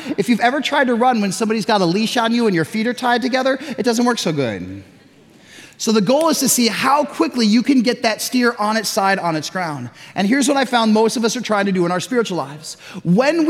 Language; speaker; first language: English; native; English